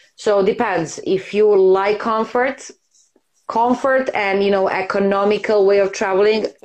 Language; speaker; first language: English; non-native, fluent; Serbian